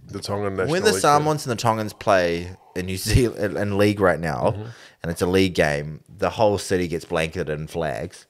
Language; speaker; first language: English; native; English